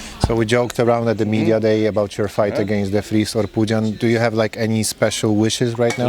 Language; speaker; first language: English; non-native, fluent; Polish